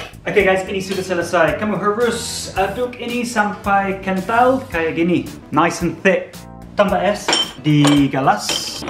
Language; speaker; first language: Indonesian; non-native, learner; English